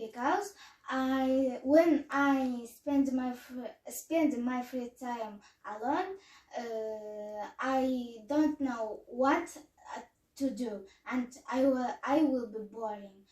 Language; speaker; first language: English; non-native, learner; Kazakh